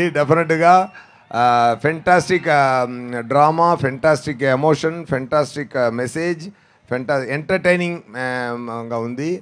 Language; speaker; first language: Telugu; non-native, fluent; Tamil